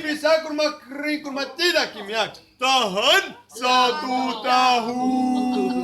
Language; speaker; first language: Indonesian; non-native, learner; Arabic